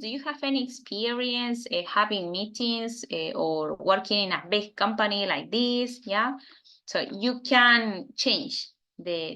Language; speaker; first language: English; non-native, fluent; Spanish